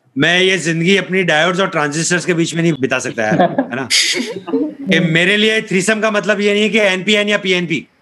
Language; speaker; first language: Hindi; native; Hindi